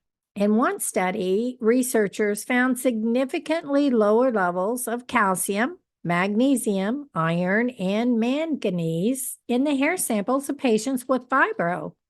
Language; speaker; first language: English; native; English